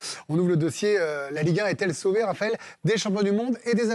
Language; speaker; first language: French; native; French